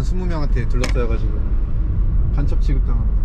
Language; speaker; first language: Korean; native; Korean